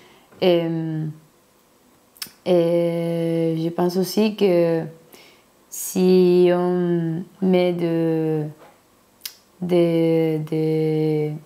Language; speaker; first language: French; non-native, learner; Spanish